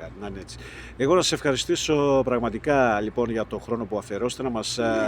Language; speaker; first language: Greek; native; Greek